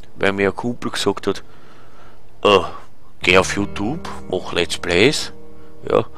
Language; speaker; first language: German; native; German